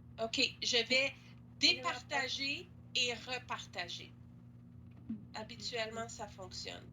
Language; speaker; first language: French; native; French